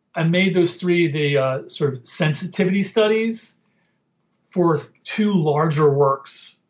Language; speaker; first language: English; native; English